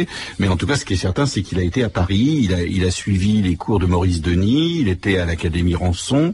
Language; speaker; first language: French; native; French